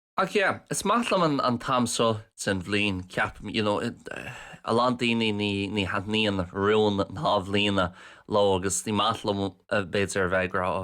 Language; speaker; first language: Irish; non-native, local second language; English